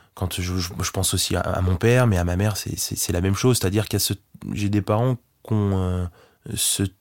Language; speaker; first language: French; native; French